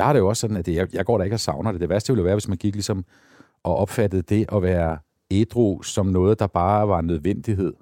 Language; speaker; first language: Danish; native; Danish